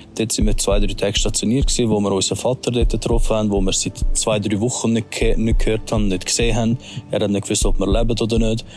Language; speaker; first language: German; early bilingual, other home language; Albanian